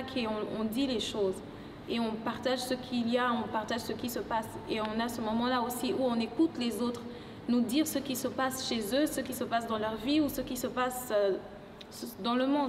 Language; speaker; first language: French; non-native, local second language; Lingala